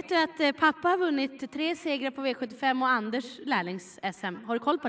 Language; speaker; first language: Swedish; native; Swedish